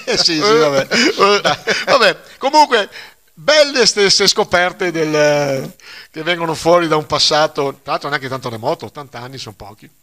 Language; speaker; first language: Italian; native; Italian